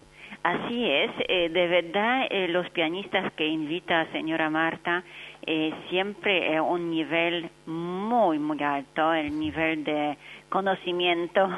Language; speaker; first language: Spanish; non-native, fluent; Polish